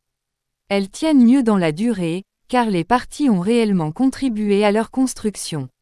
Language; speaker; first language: French; native; French